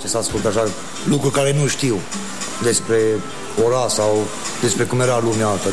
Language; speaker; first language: Romanian; native; Romanian